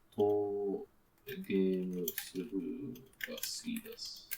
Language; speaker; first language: Japanese; non-native, learner; English